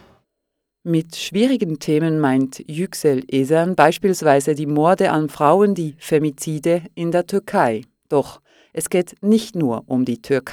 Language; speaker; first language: German; native; German